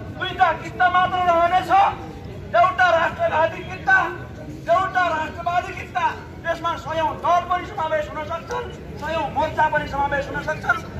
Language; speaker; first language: Nepali; native; Nepali